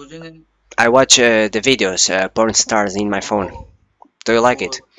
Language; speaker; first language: English; non-native, learner; Portuguese